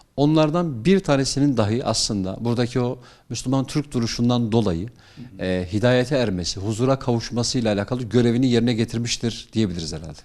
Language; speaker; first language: Turkish; native; Turkish